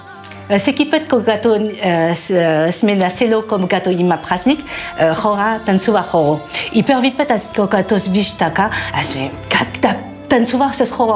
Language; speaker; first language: Bulgarian; non-native, learner; French